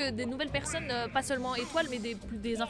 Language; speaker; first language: French; native; French